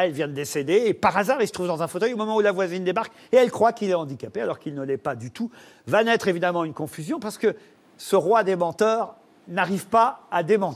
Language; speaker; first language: French; native; French